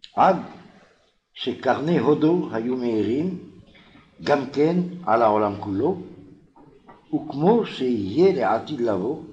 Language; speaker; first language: Hebrew; non-native, fluent; French